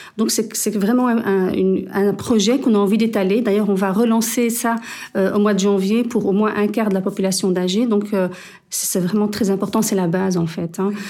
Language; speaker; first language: French; native; French